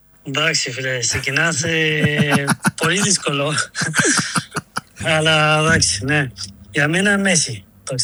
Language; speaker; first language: Greek; non-native, learner; Spanish